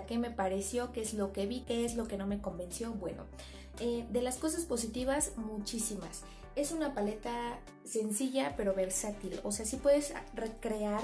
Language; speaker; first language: Spanish; native; Spanish